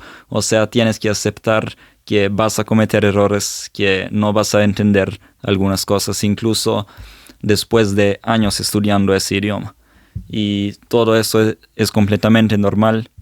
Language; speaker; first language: Spanish; non-native, fluent; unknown